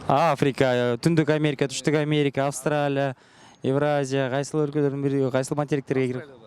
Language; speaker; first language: Kyrgyz; native; Kyrgyz